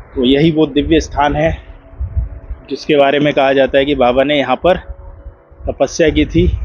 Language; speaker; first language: Hindi; native; Hindi